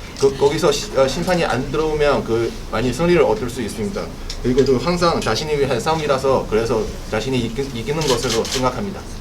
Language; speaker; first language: Korean; non-native, learner; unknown